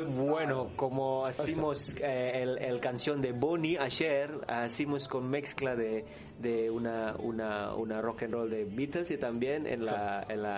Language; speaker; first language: Spanish; non-native, learner; Indonesian